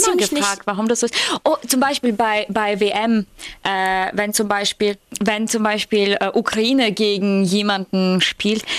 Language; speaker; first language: German; non-native, fluent; Ukrainian